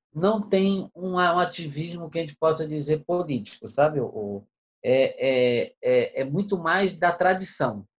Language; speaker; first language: Portuguese; native; Portuguese